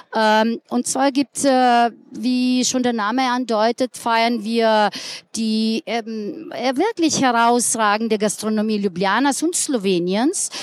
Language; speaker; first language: German; non-native, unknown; Slovenian